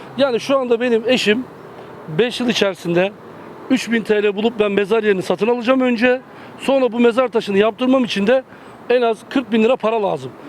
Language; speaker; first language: Turkish; native; Turkish